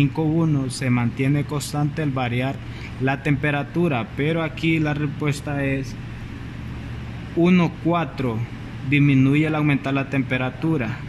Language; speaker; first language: Spanish; native; Spanish